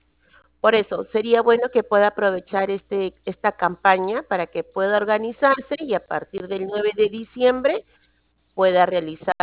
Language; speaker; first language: Spanish; native; Spanish